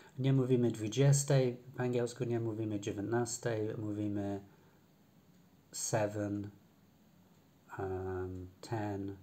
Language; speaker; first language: Polish; non-native, learner; English